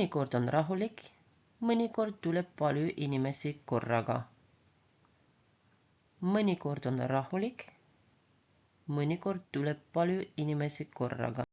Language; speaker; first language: Estonian; non-native, local second language; Russian